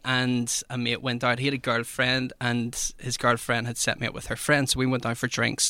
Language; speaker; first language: English; native; English